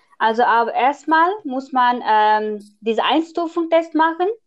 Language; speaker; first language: German; non-native, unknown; Nepali